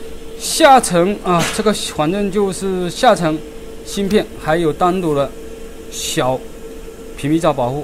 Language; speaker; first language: Chinese; native; Chinese